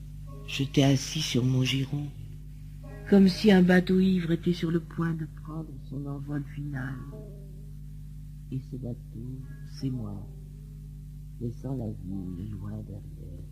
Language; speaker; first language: French; native; French